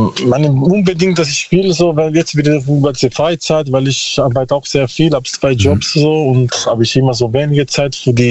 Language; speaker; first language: German; non-native, learner; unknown